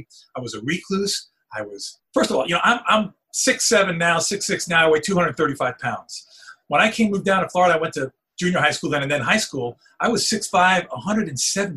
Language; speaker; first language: English; early bilingual, other home language; Spanish